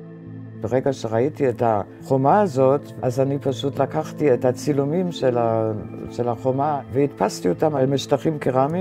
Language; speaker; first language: Hebrew; non-native, fluent; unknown